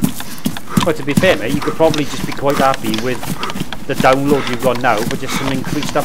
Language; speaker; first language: English; native; English